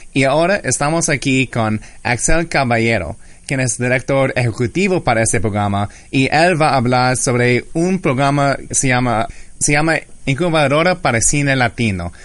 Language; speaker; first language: Spanish; early bilingual, heritage; English